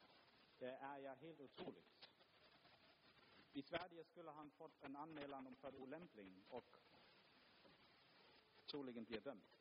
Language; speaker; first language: Swedish; non-native, fluent; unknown